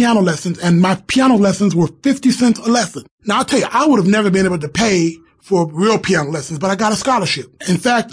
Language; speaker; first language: English; native; English